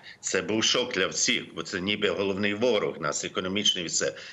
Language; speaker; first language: Ukrainian; early bilingual, heritage; Ukrainian